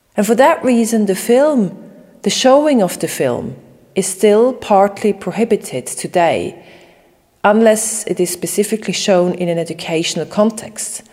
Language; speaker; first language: English; non-native, fluent; German